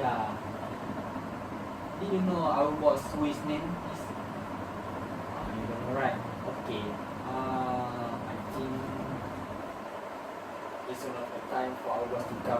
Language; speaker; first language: English; non-native, learner; Malay